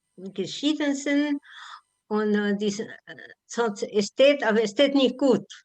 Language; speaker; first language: German; non-native, learner; Spanish